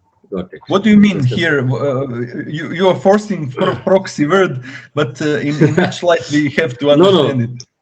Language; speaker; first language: English; non-native, learner; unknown